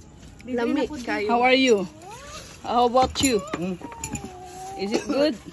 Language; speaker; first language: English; non-native, local second language; Cebuano